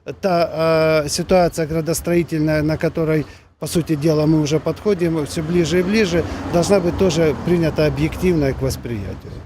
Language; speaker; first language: Russian; non-native, local second language; Ukrainian